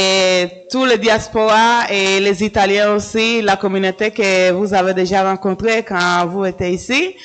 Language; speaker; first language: French; non-native, fluent; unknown